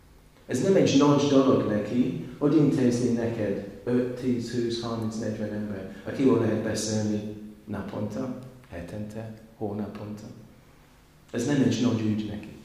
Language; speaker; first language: Hungarian; non-native, learner; English